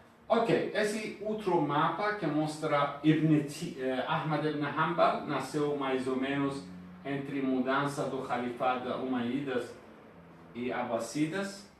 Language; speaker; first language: Portuguese; non-native, fluent; Persian